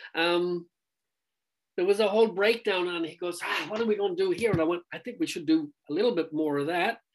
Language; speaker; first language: English; native; English